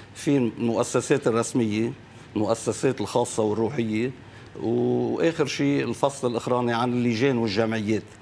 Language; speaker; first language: Arabic; native; Arabic